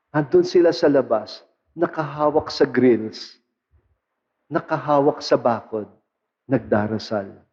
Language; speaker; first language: Filipino; non-native, local second language; Pampanga